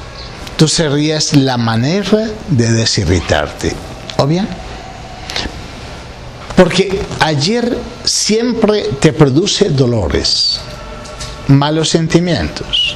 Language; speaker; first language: Spanish; native; Spanish